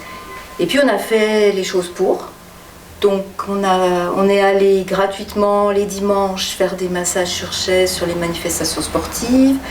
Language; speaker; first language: French; native; French